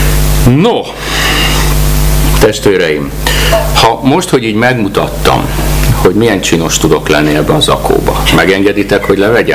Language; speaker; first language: Hungarian; native; Hungarian